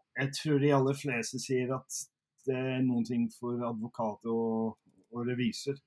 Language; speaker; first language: Norwegian; non-native, fluent; English